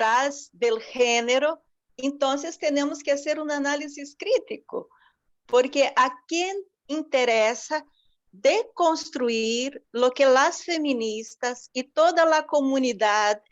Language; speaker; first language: Spanish; non-native, fluent; Portuguese